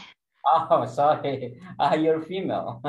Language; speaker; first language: English; non-native, fluent; Indonesian